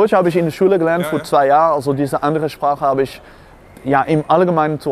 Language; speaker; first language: German; non-native, learner; Dutch